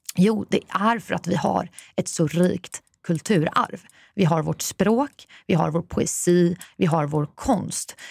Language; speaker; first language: Swedish; early bilingual, other home language; Persian